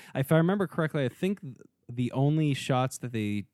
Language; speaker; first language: English; native; English